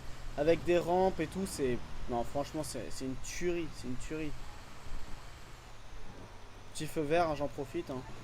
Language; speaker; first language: French; native; French